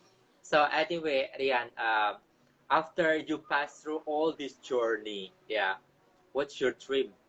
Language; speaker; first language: English; non-native, local second language; Indonesian